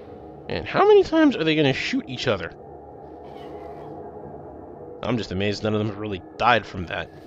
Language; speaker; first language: English; native; English